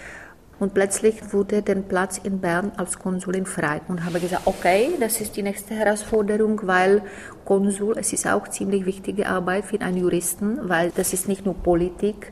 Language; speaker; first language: German; non-native, fluent; Czech